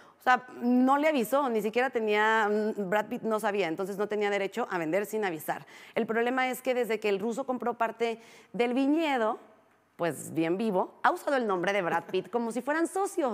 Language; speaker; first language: Spanish; native; Spanish